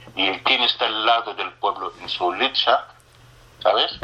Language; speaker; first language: Spanish; non-native, fluent; Arabic